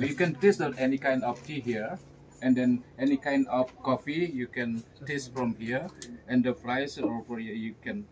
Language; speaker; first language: English; non-native, learner; Indonesian